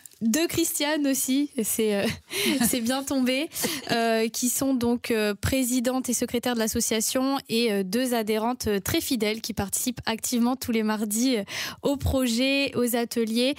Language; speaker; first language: French; native; French